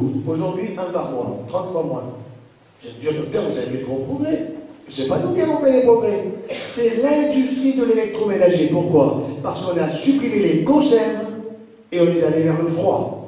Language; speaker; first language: French; native; French